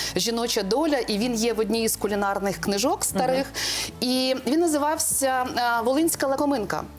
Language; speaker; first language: Ukrainian; native; Ukrainian